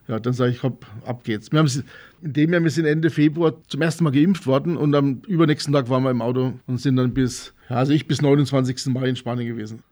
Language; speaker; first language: German; native; German